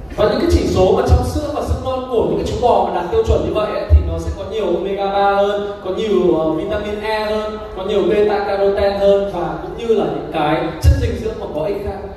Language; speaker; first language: Vietnamese; native; Vietnamese